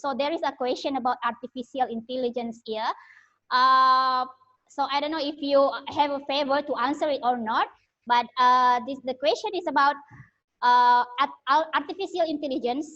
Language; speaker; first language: English; non-native, learner; Indonesian